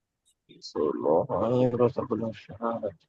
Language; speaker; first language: Arabic; non-native, learner; Bangla